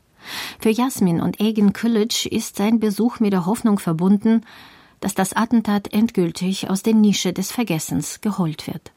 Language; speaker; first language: German; native; German